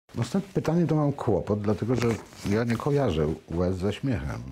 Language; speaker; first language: Polish; native; Polish